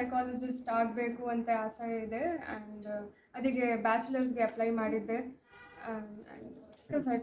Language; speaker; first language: Kannada; non-native, local second language; Urdu